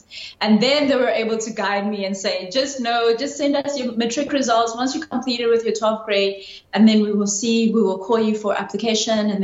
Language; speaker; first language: English; non-native, local second language; Zulu